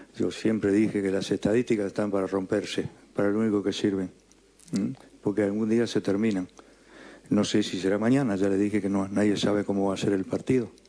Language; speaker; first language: Spanish; native; Spanish